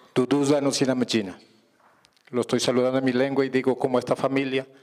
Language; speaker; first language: Spanish; non-native, local second language; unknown